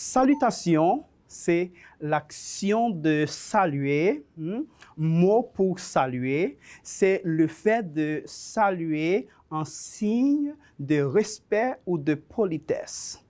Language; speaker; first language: French; non-native, fluent; Spanish